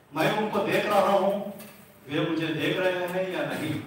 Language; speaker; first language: Hindi; non-native, local second language; Telugu